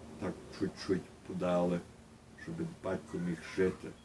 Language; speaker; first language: Ukrainian; early bilingual, heritage; Ukrainian